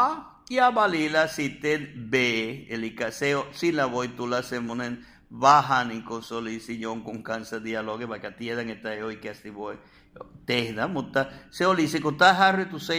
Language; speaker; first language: Finnish; non-native, fluent; Spanish